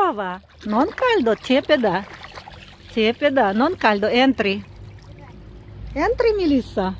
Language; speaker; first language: Italian; non-native, learner; Russian